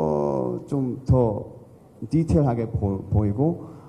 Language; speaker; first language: Korean; early bilingual, heritage; English